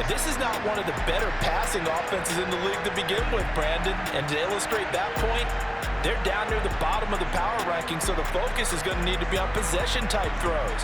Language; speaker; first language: English; native; English